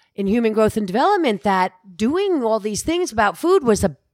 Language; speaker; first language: English; native; English